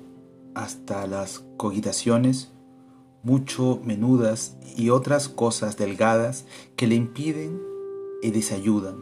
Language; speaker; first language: Spanish; native; Spanish